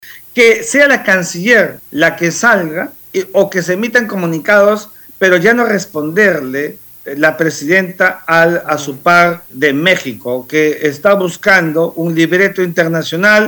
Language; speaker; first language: Spanish; native; Spanish